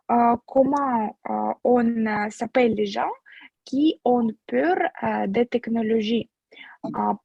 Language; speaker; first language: French; non-native, fluent; Russian